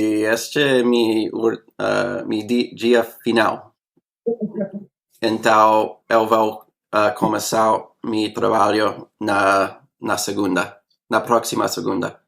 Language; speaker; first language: Portuguese; non-native, learner; English